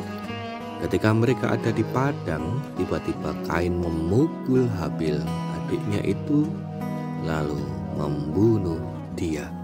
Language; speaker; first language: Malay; non-native, local second language; Javanese